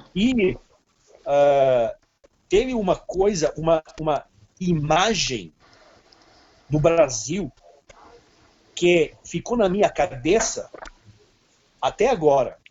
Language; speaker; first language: Portuguese; non-native, fluent; Serbian